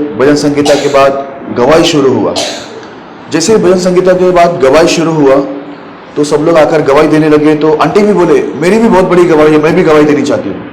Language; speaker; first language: Hindi; non-native, local second language; Marathi